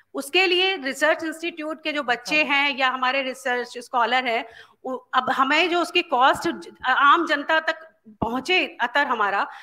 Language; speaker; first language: Hindi; native; Hindi